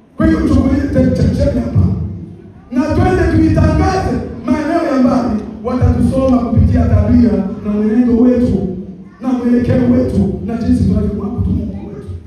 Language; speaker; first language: Swahili; native; Swahili